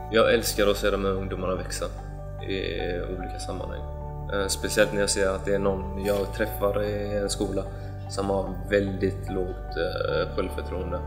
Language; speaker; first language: Swedish; native; Swedish